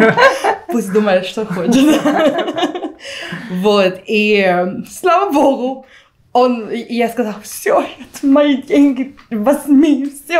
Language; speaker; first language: Russian; non-native, fluent; Spanish